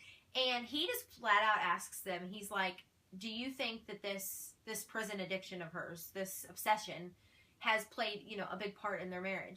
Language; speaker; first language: English; native; English